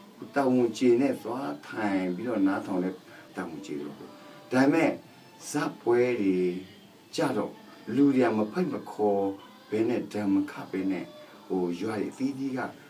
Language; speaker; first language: Burmese; non-native, local second language; Karen languages